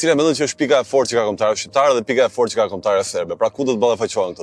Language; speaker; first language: Albanian; native; Albanian